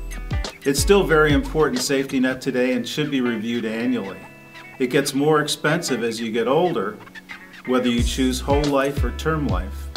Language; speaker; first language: English; native; English